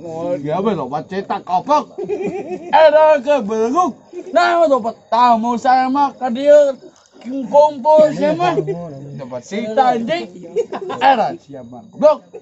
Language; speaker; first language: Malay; non-native, local second language; Sundanese